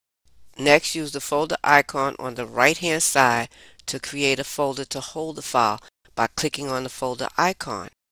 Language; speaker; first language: English; native; English